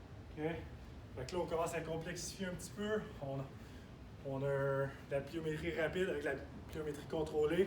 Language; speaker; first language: French; native; French